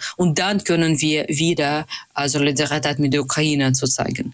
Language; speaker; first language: German; non-native, fluent; Russian